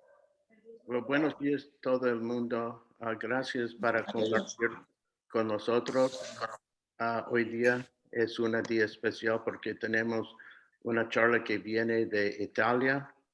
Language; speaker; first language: Spanish; non-native, fluent; English